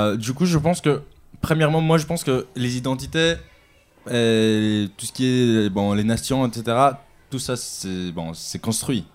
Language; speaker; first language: French; non-native, fluent; Greek